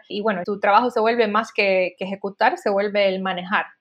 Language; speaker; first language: Spanish; native; Spanish